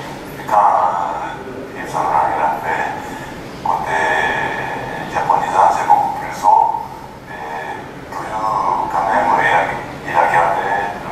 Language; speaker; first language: French; non-native, fluent; Japanese